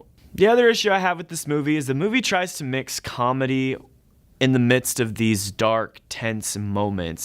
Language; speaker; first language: English; native; English